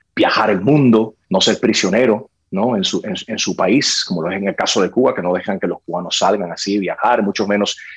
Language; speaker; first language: Spanish; early bilingual, heritage; Spanish